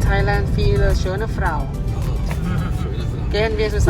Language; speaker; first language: German; non-native, learner; Thai